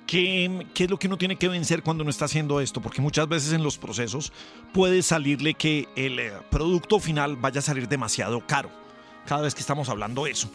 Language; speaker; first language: Spanish; native; Spanish